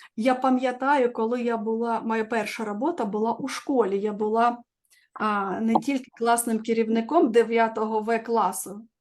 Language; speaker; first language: Ukrainian; non-native, local second language; Russian